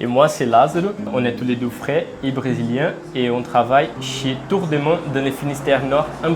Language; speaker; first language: French; non-native, fluent; Portuguese